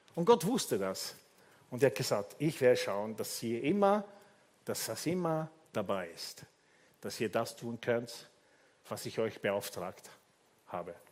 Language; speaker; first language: German; non-native, fluent; Italian